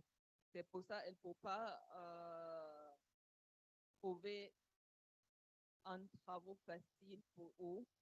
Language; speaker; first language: French; non-native, learner; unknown